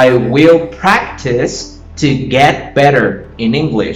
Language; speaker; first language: English; non-native, fluent; Spanish